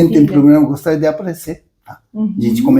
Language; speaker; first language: Portuguese; non-native, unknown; Japanese